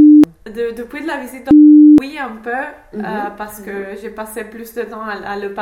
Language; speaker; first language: French; non-native, fluent; English